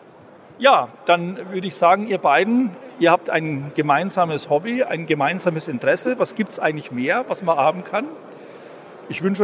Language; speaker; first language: German; native; German